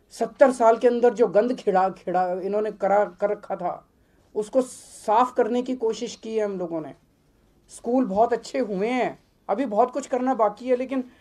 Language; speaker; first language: Hindi; native; Hindi